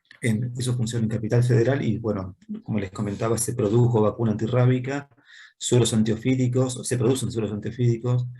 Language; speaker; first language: Spanish; native; Spanish